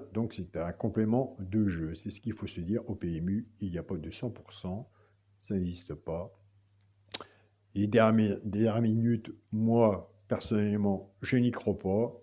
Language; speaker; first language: French; native; French